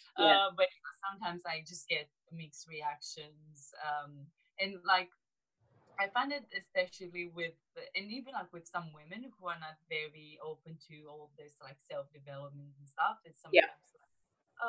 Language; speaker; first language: English; non-native, fluent; Romanian